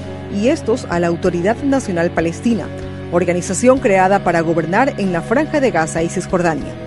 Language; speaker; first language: Spanish; native; Spanish